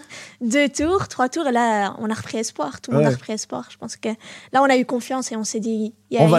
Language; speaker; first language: French; native; French